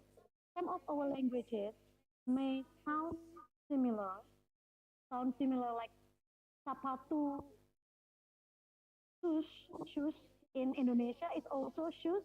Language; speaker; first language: English; non-native, fluent; Indonesian